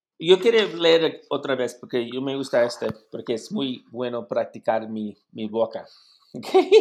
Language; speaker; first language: Spanish; non-native, learner; English